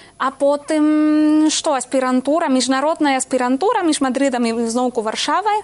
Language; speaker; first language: Belarusian; non-native, fluent; Spanish